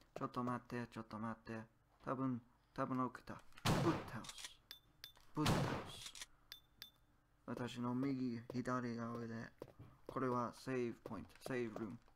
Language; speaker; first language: Japanese; non-native, learner; English